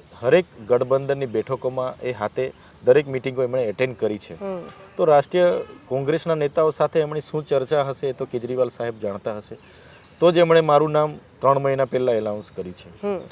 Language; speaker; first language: Gujarati; non-native, local second language; Vasavi